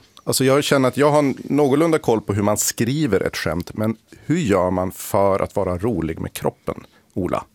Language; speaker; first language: Swedish; native; Swedish